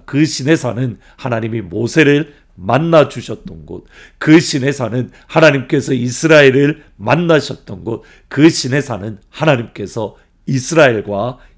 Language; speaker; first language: Korean; native; Korean